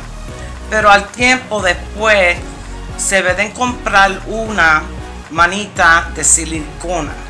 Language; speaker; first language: Spanish; early bilingual, heritage; Spanish